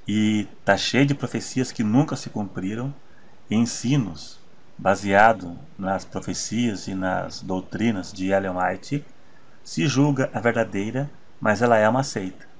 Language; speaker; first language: Portuguese; native; Portuguese